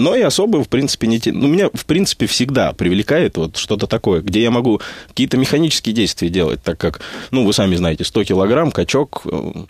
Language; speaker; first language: Russian; native; Russian